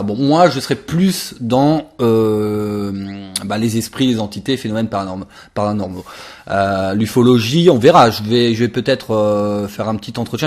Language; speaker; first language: French; native; French